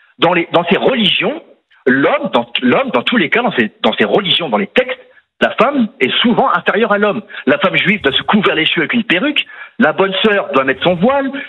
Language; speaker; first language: French; native; French